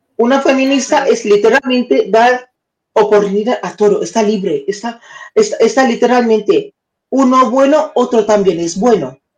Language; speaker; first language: Spanish; non-native, learner; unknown